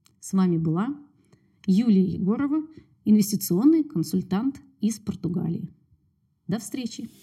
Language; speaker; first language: Russian; native; Russian